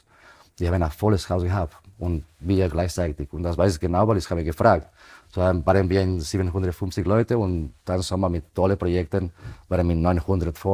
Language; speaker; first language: German; non-native, fluent; Spanish